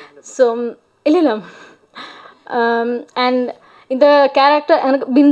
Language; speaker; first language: Tamil; non-native, learner; Malayalam